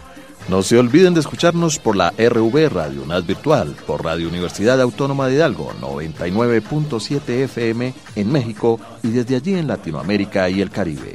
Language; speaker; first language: Spanish; native; Spanish